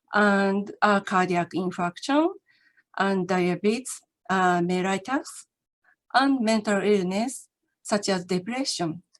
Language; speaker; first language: English; non-native, learner; Japanese